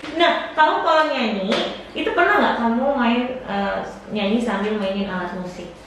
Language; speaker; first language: Indonesian; native; Indonesian